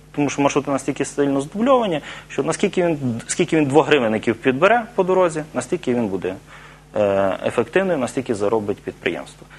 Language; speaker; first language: Ukrainian; native; Ukrainian